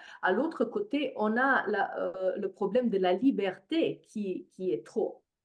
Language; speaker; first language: French; non-native, fluent; Slovenian